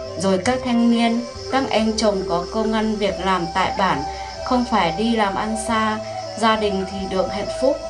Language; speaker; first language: Vietnamese; non-native, local second language; Iu Mien